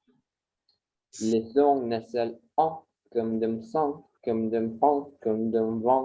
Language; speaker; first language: French; non-native, learner; Spanish